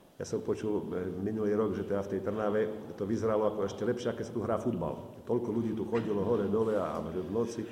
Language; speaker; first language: Slovak; native; Slovak